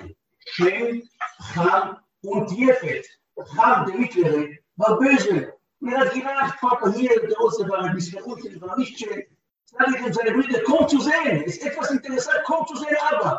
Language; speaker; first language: German; non-native, learner; Hebrew